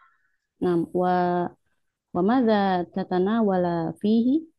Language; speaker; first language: Arabic; non-native, learner; Indonesian